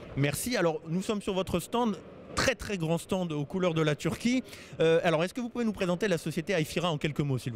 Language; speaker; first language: French; native; French